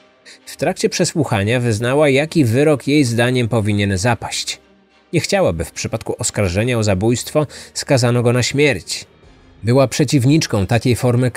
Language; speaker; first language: Polish; native; Polish